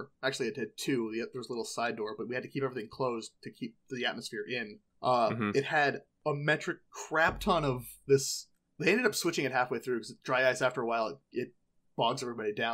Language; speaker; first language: English; native; English